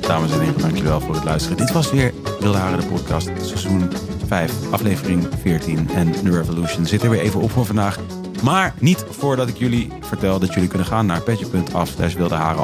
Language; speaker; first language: Dutch; native; Dutch